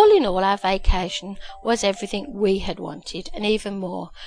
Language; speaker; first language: English; native; English